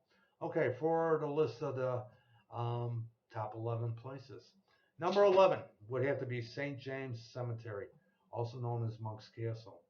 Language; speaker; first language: English; native; English